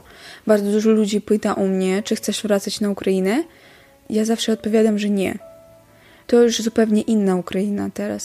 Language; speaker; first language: Polish; non-native, learner; Ukrainian